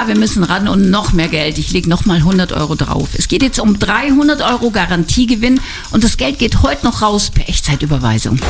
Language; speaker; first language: German; native; German